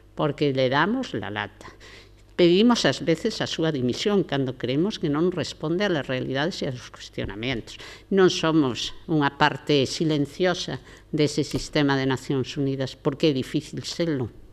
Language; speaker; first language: Galician; non-native, local second language; Spanish